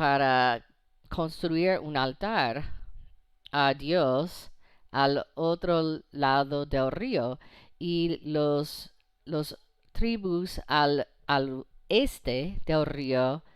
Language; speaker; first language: Spanish; non-native, fluent; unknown